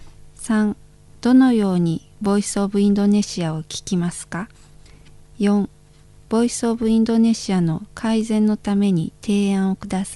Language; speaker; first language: Japanese; non-native, learner; Indonesian